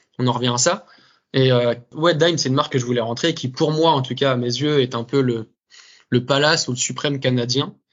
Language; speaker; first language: French; native; French